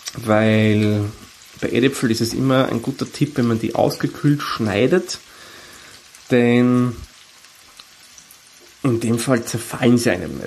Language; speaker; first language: German; native; German